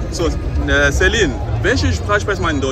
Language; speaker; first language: German; non-native, learner; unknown